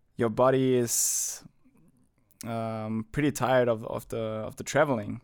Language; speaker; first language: English; non-native, fluent; German